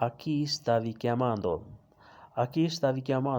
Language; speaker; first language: Italian; non-native, learner; Urdu